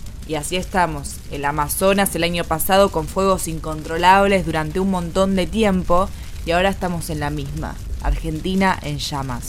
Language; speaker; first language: Spanish; native; Spanish